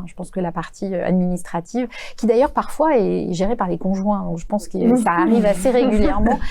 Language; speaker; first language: French; native; French